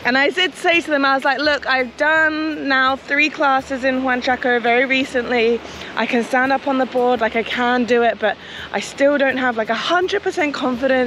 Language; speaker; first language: English; native; English